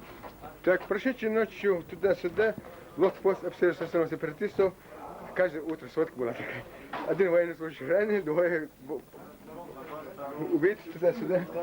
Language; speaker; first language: Russian; non-native, local second language; Chechen